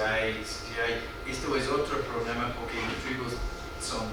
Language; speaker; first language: Spanish; non-native, fluent; English